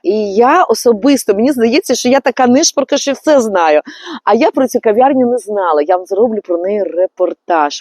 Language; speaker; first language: Ukrainian; native; Ukrainian